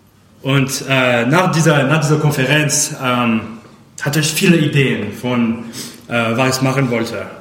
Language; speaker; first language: German; non-native, fluent; English